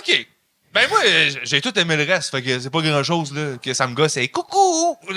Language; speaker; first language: French; native; French